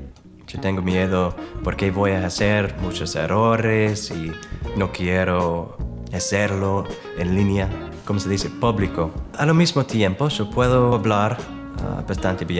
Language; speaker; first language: Spanish; non-native, fluent; English